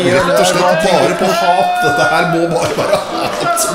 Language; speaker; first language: Norwegian; native; Norwegian